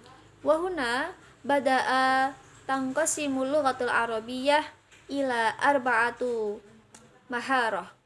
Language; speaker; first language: Arabic; non-native, learner; Indonesian